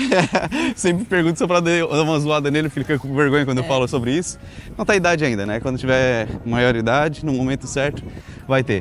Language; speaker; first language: Portuguese; native; Portuguese